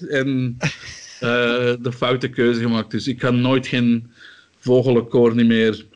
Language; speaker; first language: Dutch; native; Dutch